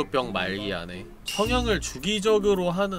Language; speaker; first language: Korean; native; Korean